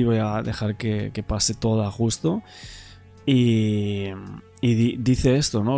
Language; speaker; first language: Spanish; native; Spanish